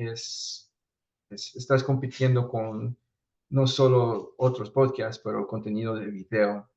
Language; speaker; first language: Spanish; early bilingual, heritage; Spanish